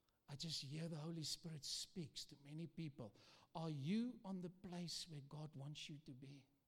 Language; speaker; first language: English; non-native, local second language; Afrikaans